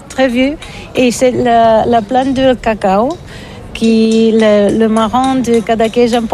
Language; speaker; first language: French; non-native, learner; Catalan